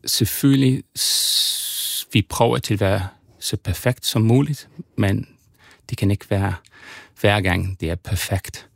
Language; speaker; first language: Danish; non-native, fluent; German